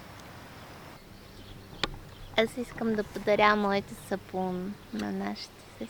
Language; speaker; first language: Bulgarian; non-native, learner; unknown